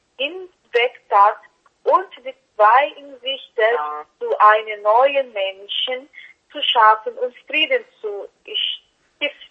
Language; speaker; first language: German; non-native, learner; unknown